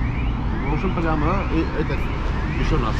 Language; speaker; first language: Russian; non-native, fluent; Armenian